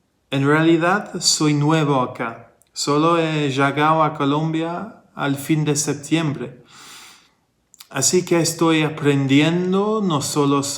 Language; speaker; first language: Spanish; non-native, fluent; English